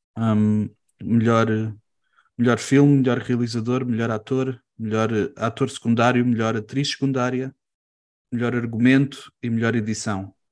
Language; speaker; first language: Portuguese; early bilingual, heritage; Portuguese